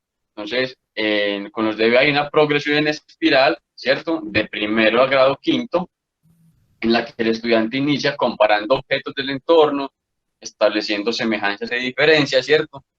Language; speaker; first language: Spanish; native; Spanish